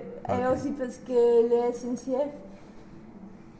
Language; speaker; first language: French; non-native, learner; English